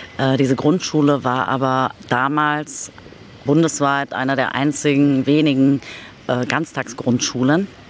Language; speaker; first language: German; early bilingual, other home language; Turkish